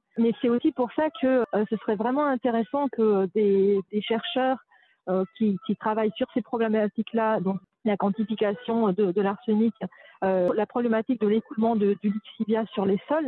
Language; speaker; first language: French; native; French